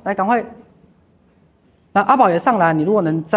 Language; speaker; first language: Chinese; native; Chinese